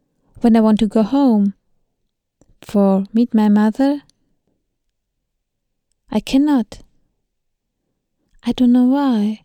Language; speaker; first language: English; non-native, learner; Thai